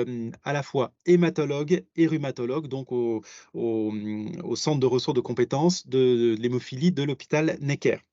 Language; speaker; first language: French; native; French